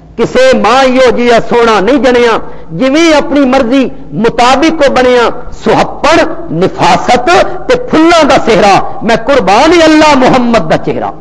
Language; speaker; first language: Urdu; non-native, local second language; Punjabi